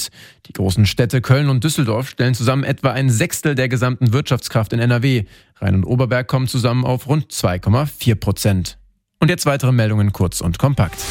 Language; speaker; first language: German; native; German